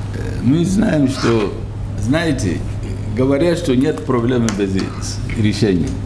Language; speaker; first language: Russian; non-native, learner; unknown